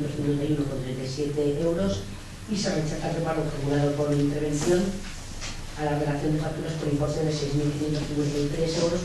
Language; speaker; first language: Spanish; native; Spanish